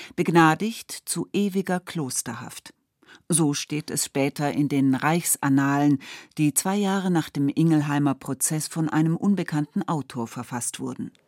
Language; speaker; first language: German; native; German